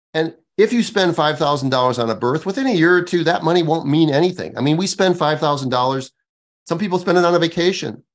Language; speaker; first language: English; native; English